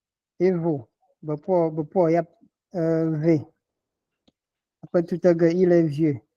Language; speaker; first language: French; non-native, local second language; Ghomala